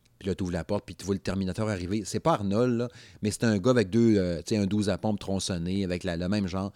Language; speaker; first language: French; native; French